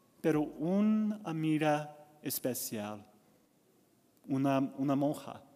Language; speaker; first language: Spanish; non-native, learner; English